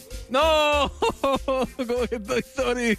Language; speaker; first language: Spanish; native; Spanish